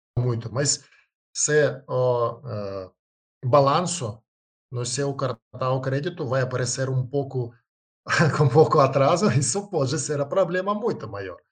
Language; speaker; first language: Portuguese; non-native, learner; Russian